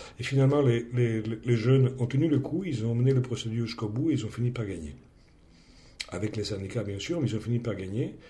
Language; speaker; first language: French; non-native, fluent; Greek